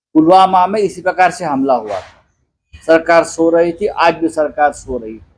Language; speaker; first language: Hindi; non-native, local second language; Marathi